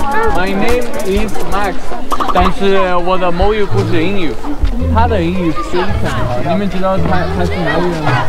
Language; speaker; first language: Chinese; non-native, fluent; Spanish